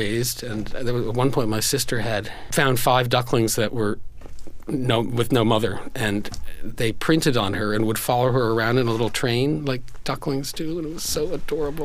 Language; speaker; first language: English; native; English